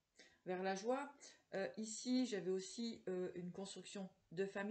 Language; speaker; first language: French; native; French